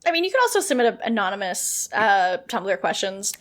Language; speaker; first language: English; native; English